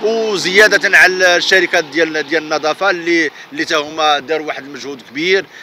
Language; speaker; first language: Arabic; native; Arabic